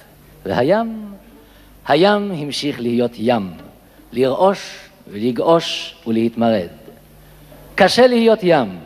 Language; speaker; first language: Hebrew; native; Hebrew